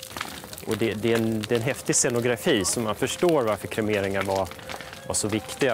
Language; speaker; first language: Swedish; native; Swedish